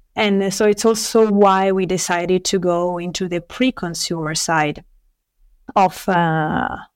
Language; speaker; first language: English; non-native, fluent; Italian